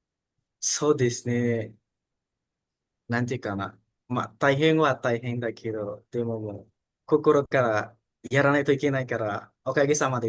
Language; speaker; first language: Japanese; non-native, learner; Indonesian